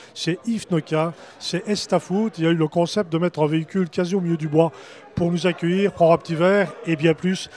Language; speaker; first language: French; native; French